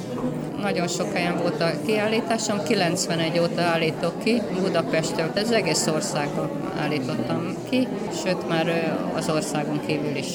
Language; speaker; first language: Hungarian; native; Hungarian